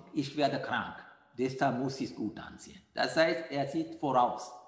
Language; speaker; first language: German; non-native, fluent; Sinhala